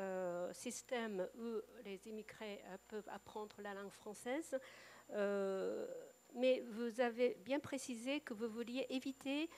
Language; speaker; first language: French; non-native, fluent; Japanese